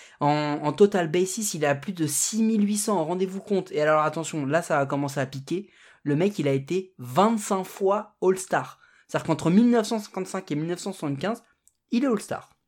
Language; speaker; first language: French; native; French